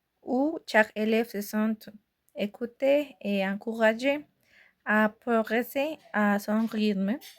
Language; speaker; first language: French; non-native, fluent; Spanish